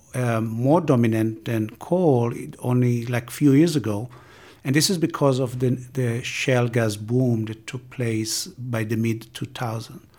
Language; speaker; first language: English; non-native, fluent; Hebrew